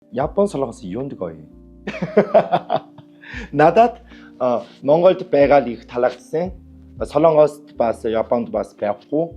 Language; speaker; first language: Mongolian; non-native, learner; Korean